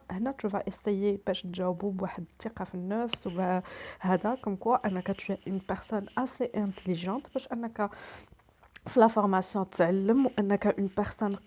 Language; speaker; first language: Arabic; native; Arabic